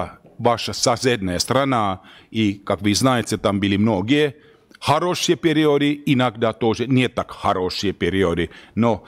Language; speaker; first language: Russian; non-native, learner; Finnish